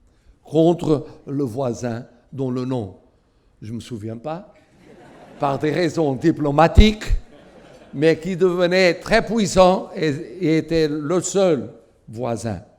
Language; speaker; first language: French; non-native, fluent; Portuguese